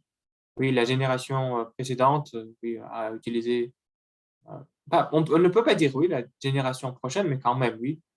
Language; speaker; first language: French; non-native, learner; Russian